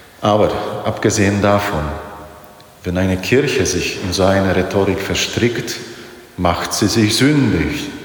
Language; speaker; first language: German; non-native, fluent; Polish